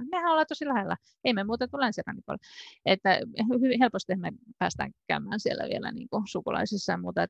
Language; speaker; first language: Finnish; native; Finnish